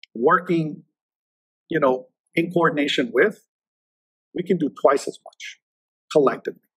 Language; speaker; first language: English; native; English